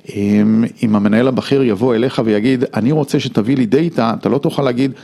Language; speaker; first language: Hebrew; non-native, fluent; English